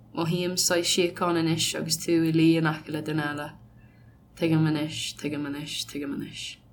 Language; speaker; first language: Irish; non-native, local second language; English